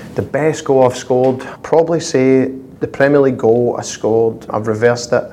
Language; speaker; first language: English; native; English